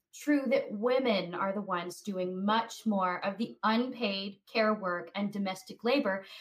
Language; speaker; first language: English; native; English